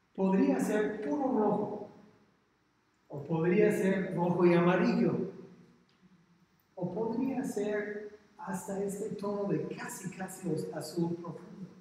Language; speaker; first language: Spanish; non-native, fluent; English